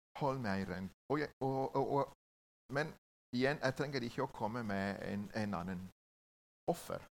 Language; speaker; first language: Norwegian; non-native, learner; Spanish